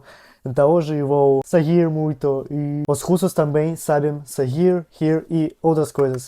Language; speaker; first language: Portuguese; non-native, learner; Russian